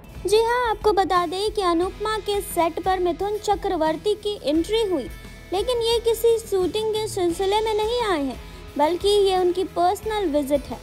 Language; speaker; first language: Hindi; native; Hindi